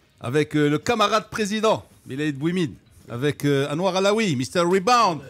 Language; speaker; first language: French; non-native, local second language; Arabic